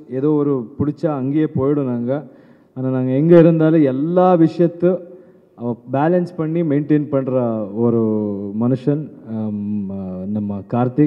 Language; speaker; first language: Tamil; non-native, learner; Kannada